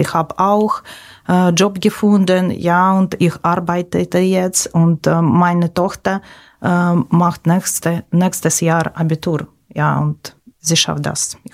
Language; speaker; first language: German; non-native, learner; Ukrainian